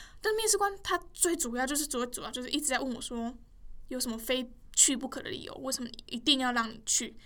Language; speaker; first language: Chinese; native; Chinese